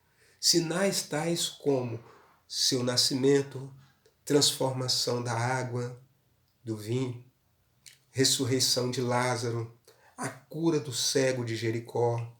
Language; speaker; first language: Portuguese; native; Portuguese